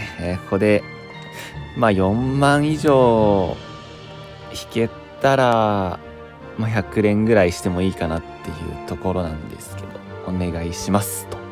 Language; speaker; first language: Japanese; native; Japanese